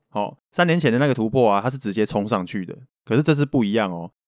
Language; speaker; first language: Chinese; non-native, local second language; Min Nan Chinese